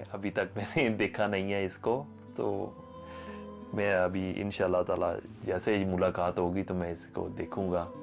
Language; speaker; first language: Hindi; non-native, local second language; Punjabi